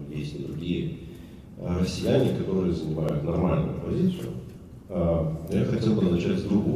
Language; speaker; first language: Russian; native; Russian